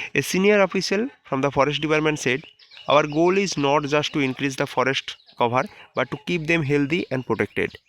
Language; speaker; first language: English; non-native, local second language; Bangla